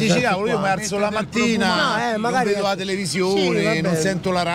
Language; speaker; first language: Italian; native; Italian